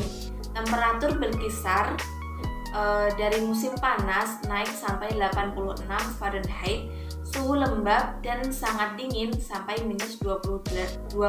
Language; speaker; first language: Indonesian; native; Indonesian